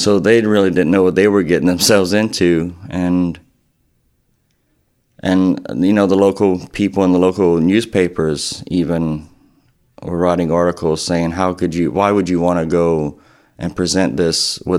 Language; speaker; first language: English; native; English